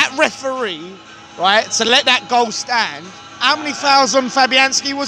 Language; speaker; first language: English; native; English